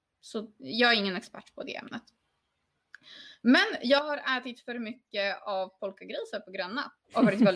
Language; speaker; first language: Swedish; non-native, fluent; Polish